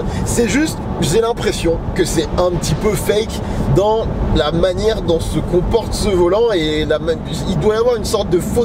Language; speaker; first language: French; native; French